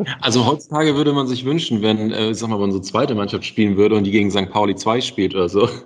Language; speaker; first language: German; native; German